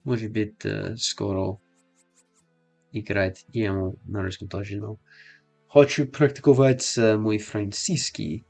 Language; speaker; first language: Russian; non-native, learner; English